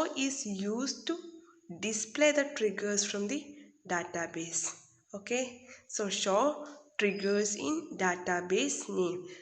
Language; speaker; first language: English; non-native, local second language; Malayalam